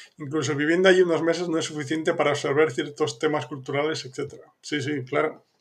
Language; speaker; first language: Spanish; native; Spanish